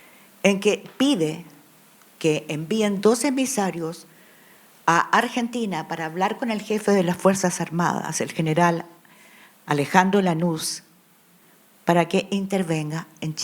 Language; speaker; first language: Spanish; native; Spanish